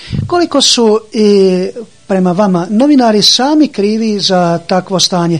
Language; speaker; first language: Croatian; native; Croatian